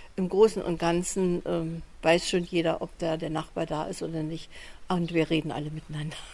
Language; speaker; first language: German; native; German